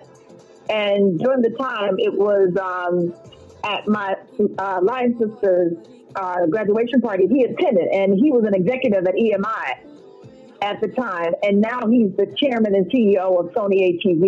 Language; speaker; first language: English; native; English